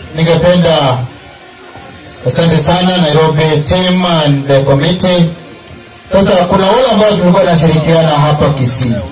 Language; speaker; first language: Swahili; non-native, local second language; Gusii